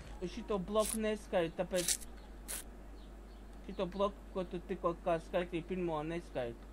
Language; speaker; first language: Russian; non-native, learner; Latvian